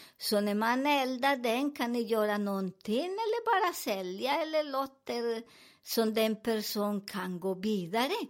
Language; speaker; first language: Swedish; non-native, learner; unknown